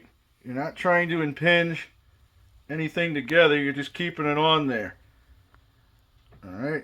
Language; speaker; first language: English; native; English